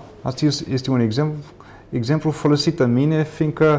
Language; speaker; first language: Romanian; non-native, fluent; English